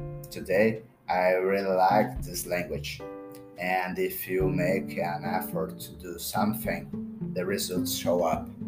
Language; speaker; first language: English; non-native, learner; Portuguese